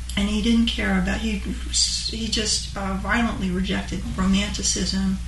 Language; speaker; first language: English; native; English